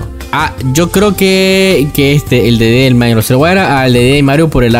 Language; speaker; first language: Spanish; native; Spanish